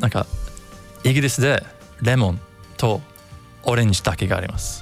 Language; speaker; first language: Japanese; non-native, learner; English